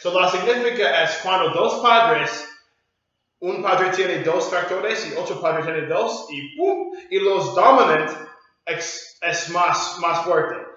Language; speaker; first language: Spanish; non-native, learner; English